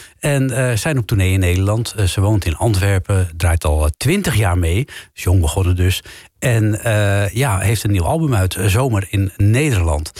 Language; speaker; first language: Dutch; native; Dutch